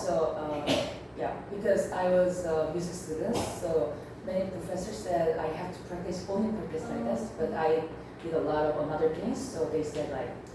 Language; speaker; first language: English; non-native, learner; Korean